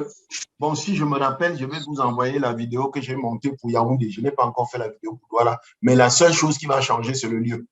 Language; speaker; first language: French; non-native, local second language; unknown